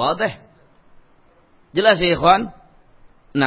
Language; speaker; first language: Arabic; non-native, fluent; Indonesian